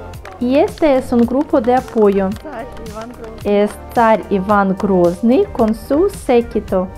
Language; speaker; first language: Spanish; non-native, fluent; Russian